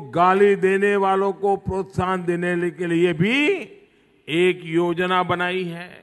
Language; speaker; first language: Hindi; native; Hindi